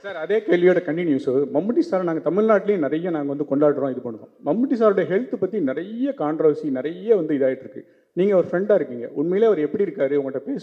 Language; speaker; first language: Tamil; native; Tamil